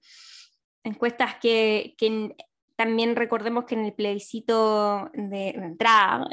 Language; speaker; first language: Spanish; native; Spanish